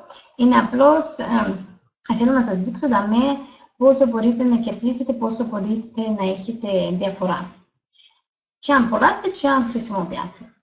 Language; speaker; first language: Greek; non-native, learner; Russian